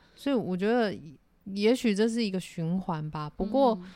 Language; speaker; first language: Chinese; native; Chinese